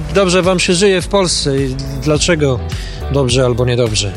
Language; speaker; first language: Polish; native; Polish